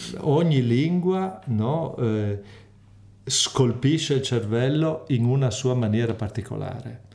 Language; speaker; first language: Italian; non-native, local second language; Friulian